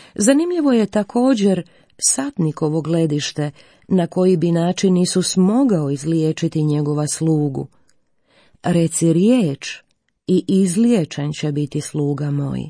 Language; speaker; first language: Croatian; native; Croatian